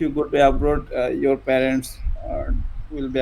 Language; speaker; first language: English; non-native, learner; Bangla